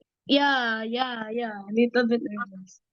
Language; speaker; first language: English; non-native, learner; Indonesian